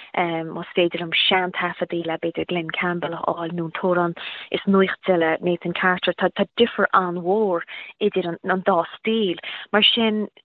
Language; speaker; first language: Irish; native; Irish